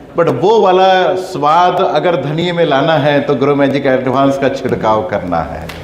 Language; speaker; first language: Hindi; non-native, local second language; Kannada